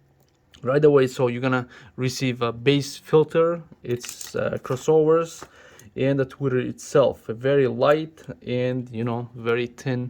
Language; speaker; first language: English; non-native, local second language; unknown